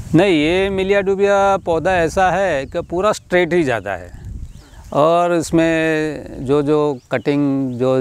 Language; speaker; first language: Hindi; non-native, local second language; Gujarati